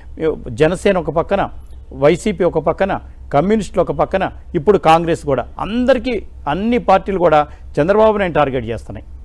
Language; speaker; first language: Telugu; native; Telugu